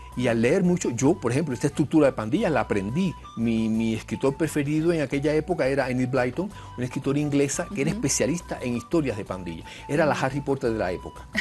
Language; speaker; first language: Spanish; native; Spanish